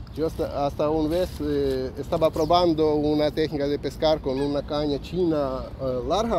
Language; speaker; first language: Spanish; non-native, fluent; Ukrainian